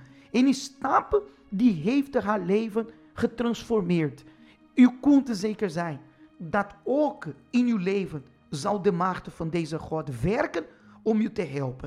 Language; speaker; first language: Dutch; non-native, fluent; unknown